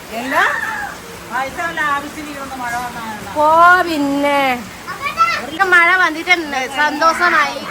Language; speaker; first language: Malayalam; non-native, learner; Nepali